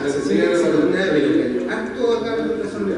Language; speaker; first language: Spanish; native; Spanish